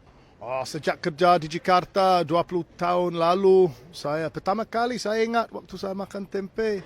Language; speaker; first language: Indonesian; non-native, learner; English